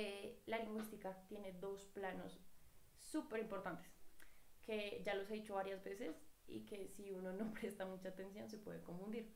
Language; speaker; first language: Spanish; native; Spanish